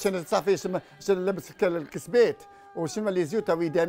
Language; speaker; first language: Arabic; native; Arabic